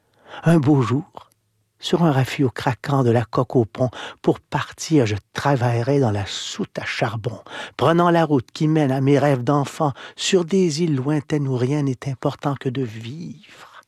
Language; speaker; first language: French; native; French